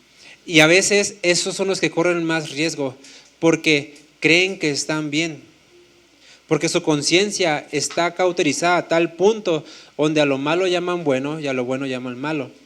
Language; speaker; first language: Spanish; native; Spanish